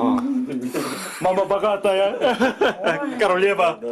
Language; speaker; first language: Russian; non-native, fluent; Korean